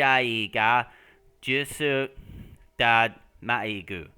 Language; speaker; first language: Korean; non-native, learner; English